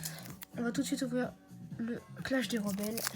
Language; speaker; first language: French; native; French